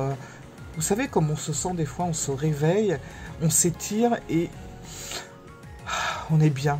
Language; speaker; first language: French; native; French